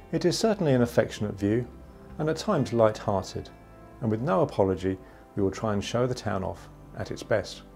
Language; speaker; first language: English; native; English